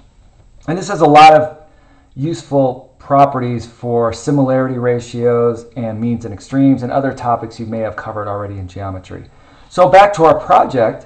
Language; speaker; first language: English; native; English